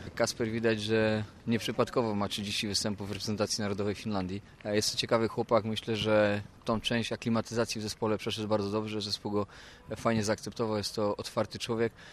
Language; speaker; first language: Polish; native; Polish